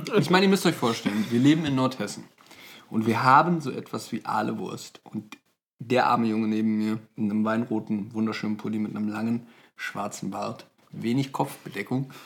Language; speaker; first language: German; native; German